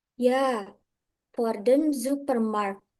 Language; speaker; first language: German; non-native, learner; Indonesian